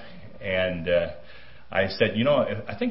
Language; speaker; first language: English; native; English